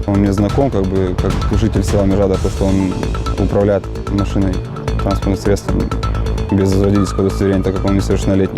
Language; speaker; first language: Russian; native; Russian